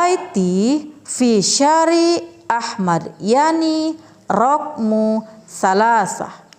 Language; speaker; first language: Arabic; non-native, fluent; Indonesian